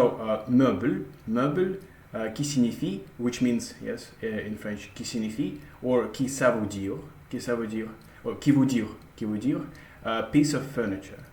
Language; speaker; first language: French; non-native, learner; Russian